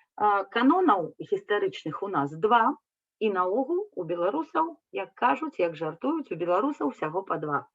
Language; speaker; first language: Belarusian; native; Belarusian